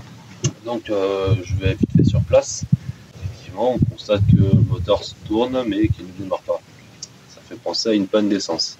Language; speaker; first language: French; native; French